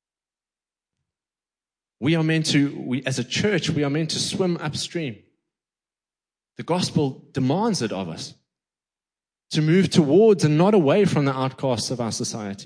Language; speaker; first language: English; native; English